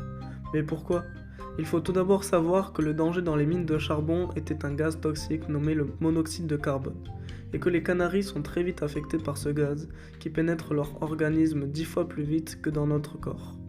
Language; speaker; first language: French; native; French